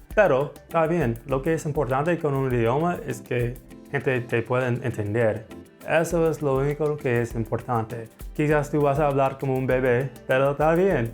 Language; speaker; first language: Spanish; non-native, fluent; English